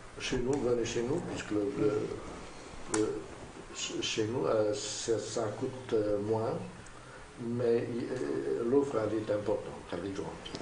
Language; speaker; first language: French; non-native, fluent; Romanian